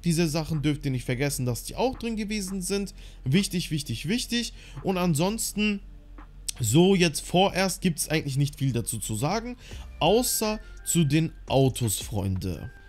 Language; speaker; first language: German; native; German